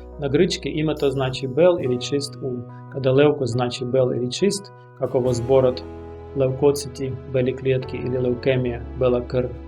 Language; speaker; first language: Macedonian; non-native, learner; Russian